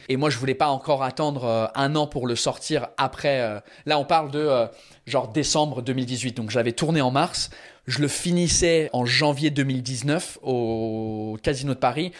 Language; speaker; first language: French; early bilingual, other home language; English